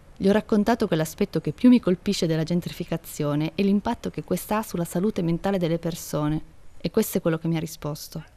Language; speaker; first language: Italian; native; Italian